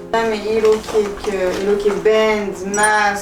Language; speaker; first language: Korean; non-native, learner; French